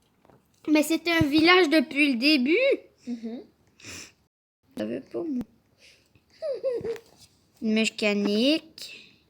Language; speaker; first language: French; native; French